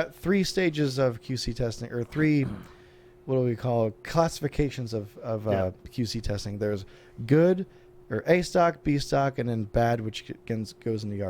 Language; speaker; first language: English; native; English